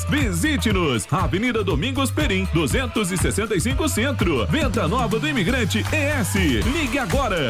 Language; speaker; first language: Portuguese; native; Portuguese